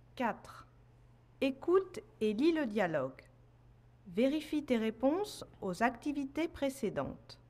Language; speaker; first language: French; non-native, fluent; Arabic